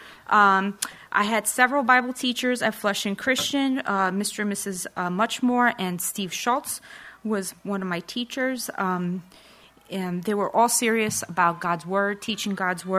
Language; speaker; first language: English; native; English